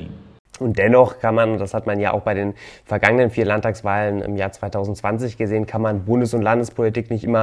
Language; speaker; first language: German; native; German